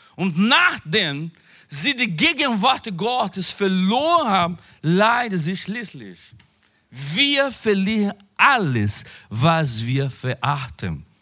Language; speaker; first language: German; non-native, learner; Portuguese